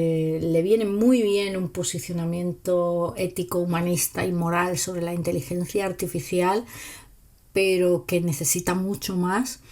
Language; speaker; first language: Spanish; native; Spanish